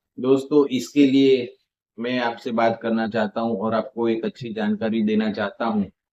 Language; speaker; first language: Hindi; non-native, local second language; Gujarati